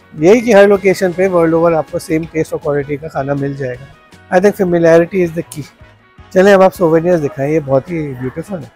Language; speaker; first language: Hindi; native; Hindi